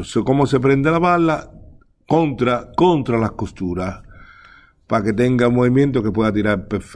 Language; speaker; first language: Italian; non-native, learner; Spanish